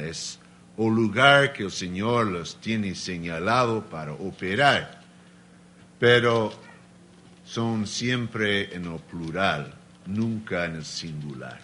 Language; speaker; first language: Spanish; non-native, learner; Portuguese